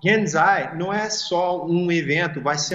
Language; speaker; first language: Portuguese; early bilingual, heritage; English